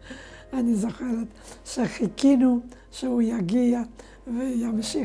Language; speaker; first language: Hebrew; non-native, fluent; Polish